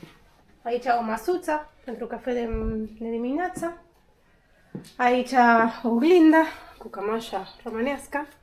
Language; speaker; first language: Romanian; non-native, learner; Spanish